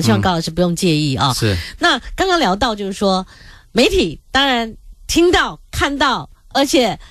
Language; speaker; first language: Chinese; native; Chinese